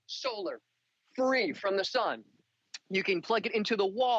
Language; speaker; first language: English; native; English